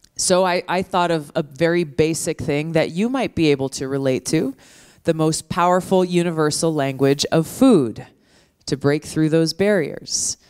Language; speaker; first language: English; native; English